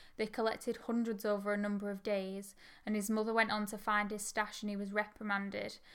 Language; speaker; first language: English; native; English